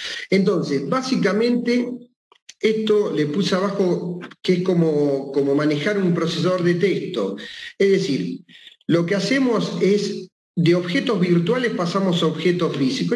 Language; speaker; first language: Spanish; native; Spanish